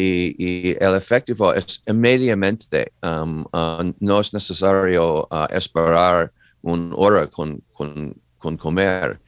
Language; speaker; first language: Spanish; non-native, learner; English